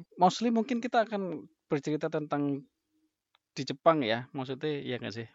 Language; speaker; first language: Indonesian; native; Indonesian